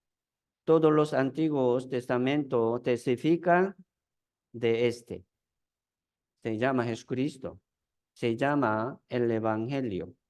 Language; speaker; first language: Spanish; non-native, fluent; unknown